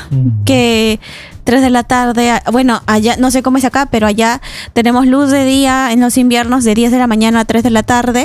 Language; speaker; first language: Spanish; native; Spanish